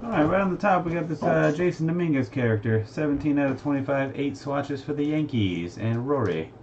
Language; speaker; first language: English; native; English